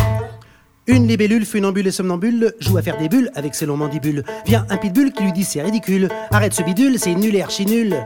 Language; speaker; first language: French; native; French